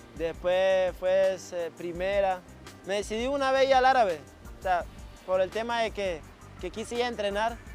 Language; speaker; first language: Spanish; native; Spanish